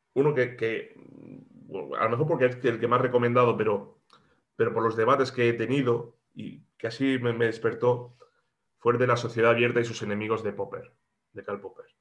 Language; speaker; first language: Spanish; native; Spanish